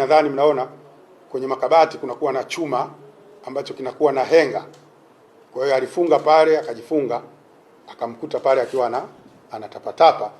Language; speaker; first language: Swahili; native; Swahili